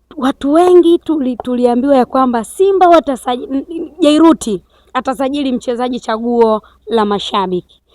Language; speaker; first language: Swahili; native; Swahili